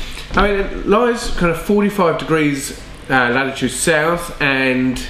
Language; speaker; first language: English; native; English